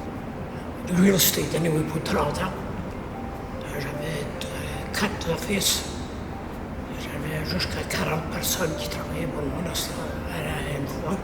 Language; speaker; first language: French; native; French